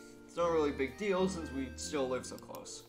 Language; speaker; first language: English; native; English